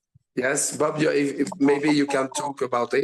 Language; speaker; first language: English; non-native, learner; French